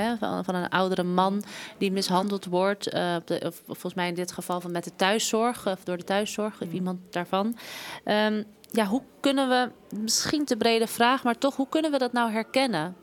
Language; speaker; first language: Dutch; native; Dutch